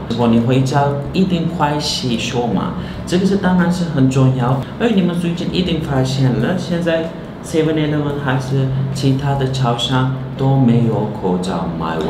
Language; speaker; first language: Chinese; non-native, learner; Turkish